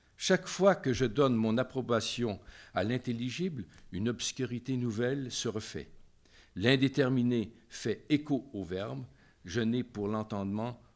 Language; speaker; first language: French; native; French